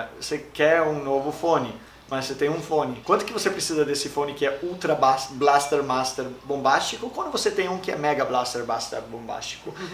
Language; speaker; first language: Portuguese; non-native, fluent; Danish